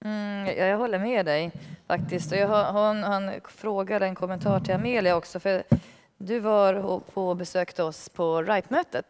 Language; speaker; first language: Swedish; native; Swedish